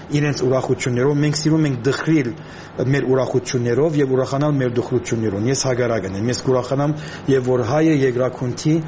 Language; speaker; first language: Armenian; native; Armenian